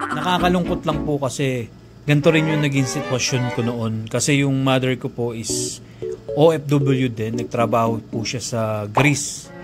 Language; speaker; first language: Filipino; native; Filipino